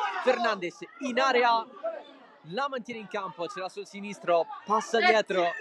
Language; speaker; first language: Italian; native; Italian